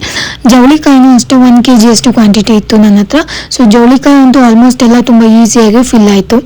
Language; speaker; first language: Kannada; native; Kannada